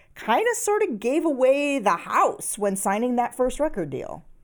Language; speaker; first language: English; native; English